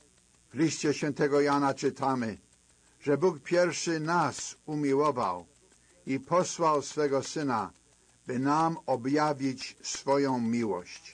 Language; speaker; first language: Polish; native; Polish